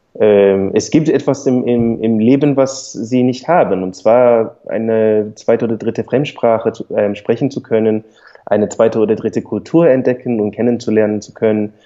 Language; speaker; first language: German; non-native, fluent; English